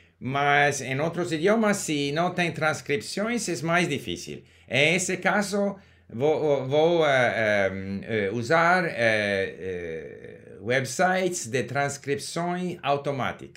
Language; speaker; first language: Portuguese; non-native, learner; English